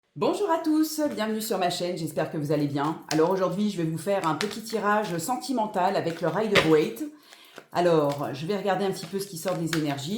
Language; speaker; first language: French; native; French